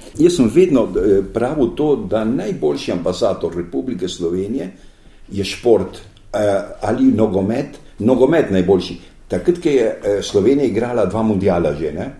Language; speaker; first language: Slovenian; early bilingual, heritage; Slovenian